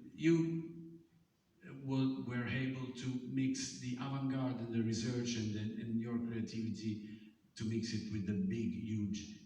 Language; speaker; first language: English; non-native, fluent; Italian